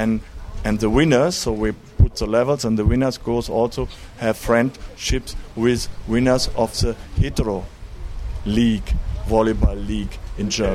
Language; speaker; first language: English; non-native, learner; German